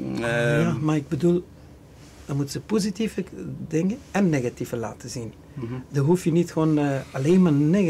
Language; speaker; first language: Dutch; non-native, learner; Persian